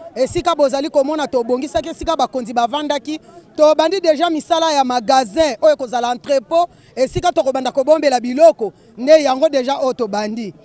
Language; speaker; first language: Lingala; non-native, local second language; Kongo